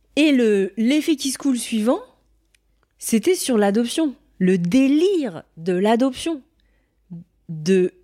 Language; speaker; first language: French; native; French